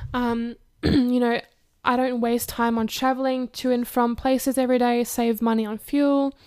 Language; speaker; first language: English; early bilingual, other home language; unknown